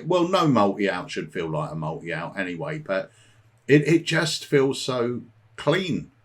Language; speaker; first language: English; native; English